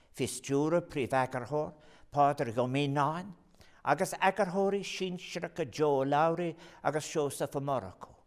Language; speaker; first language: Irish; non-native, local second language; English